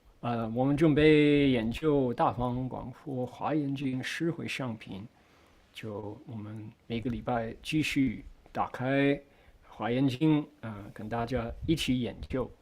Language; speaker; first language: Chinese; non-native, fluent; English